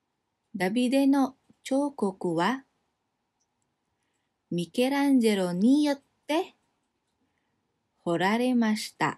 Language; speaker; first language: Japanese; non-native, fluent; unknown